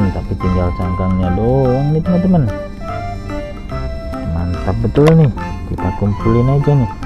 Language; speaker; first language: Indonesian; native; Indonesian